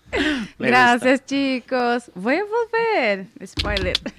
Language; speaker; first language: Spanish; non-native, fluent; Portuguese